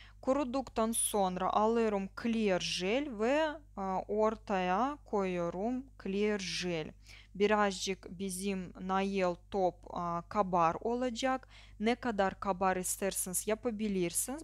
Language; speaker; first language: Turkish; non-native, learner; Russian